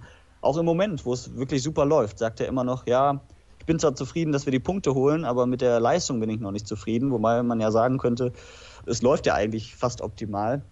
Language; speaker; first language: German; native; German